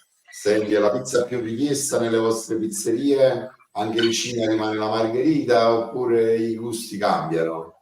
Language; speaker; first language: Italian; native; Italian